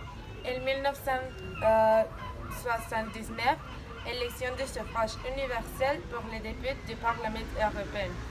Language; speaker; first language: French; non-native, learner; Spanish